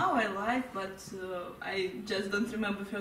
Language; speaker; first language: English; non-native, learner; Russian